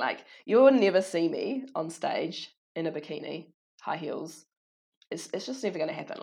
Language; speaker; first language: English; native; English